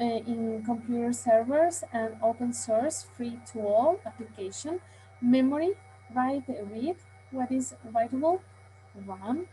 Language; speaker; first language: English; non-native, learner; Spanish